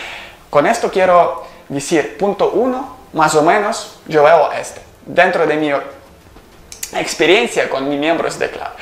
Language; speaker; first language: Spanish; non-native, learner; Ukrainian